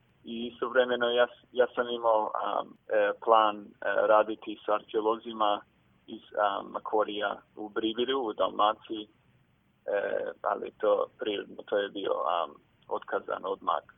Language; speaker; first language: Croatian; early bilingual, heritage; English